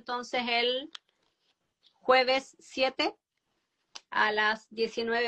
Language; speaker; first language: Spanish; native; Spanish